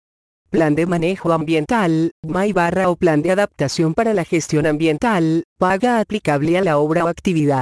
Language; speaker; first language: Spanish; native; Spanish